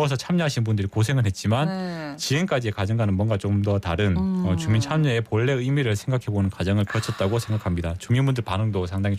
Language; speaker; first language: Korean; native; Korean